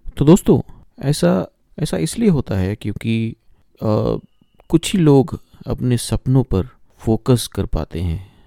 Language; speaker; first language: Hindi; native; Hindi